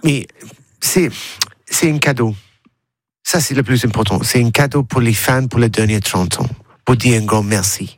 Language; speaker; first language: French; non-native, learner; English